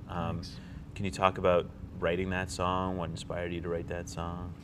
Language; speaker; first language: English; native; English